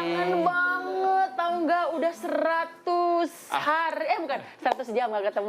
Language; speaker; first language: Indonesian; native; Indonesian